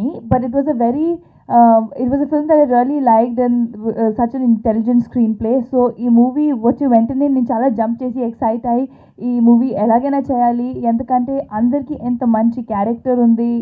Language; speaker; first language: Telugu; non-native, local second language; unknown